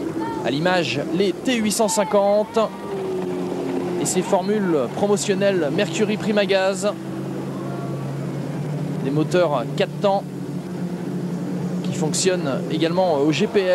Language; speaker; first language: French; native; French